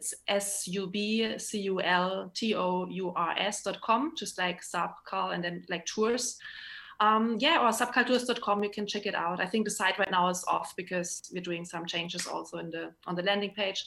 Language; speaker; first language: English; non-native, fluent; German